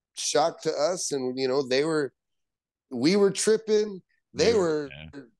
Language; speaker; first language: English; native; English